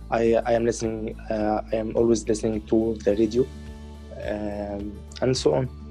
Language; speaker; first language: English; non-native, learner; Arabic